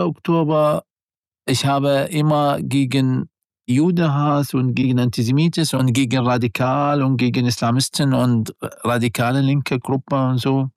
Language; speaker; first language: German; non-native, learner; Arabic